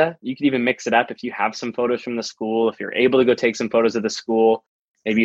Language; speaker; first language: English; native; English